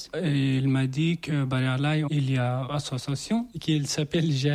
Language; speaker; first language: French; non-native, learner; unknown